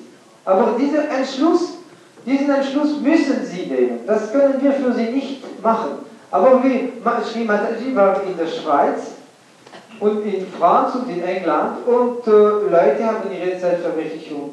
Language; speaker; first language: German; non-native, fluent; English